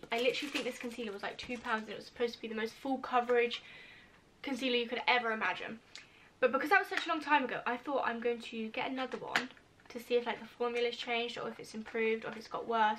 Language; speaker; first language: English; native; English